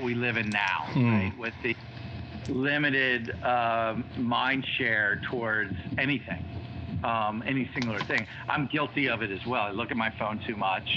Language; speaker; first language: English; native; English